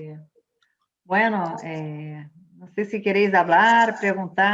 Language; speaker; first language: Spanish; non-native, fluent; Portuguese